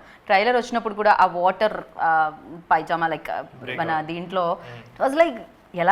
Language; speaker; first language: Telugu; native; Telugu